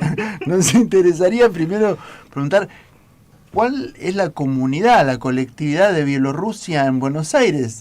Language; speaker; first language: Spanish; native; Spanish